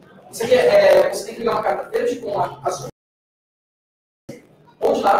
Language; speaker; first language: Portuguese; native; Portuguese